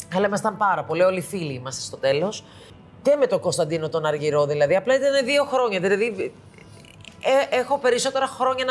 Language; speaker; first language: Greek; early bilingual, heritage; Greek